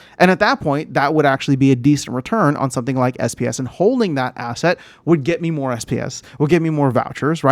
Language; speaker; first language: English; native; English